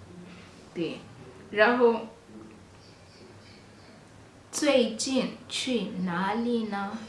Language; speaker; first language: Chinese; non-native, fluent; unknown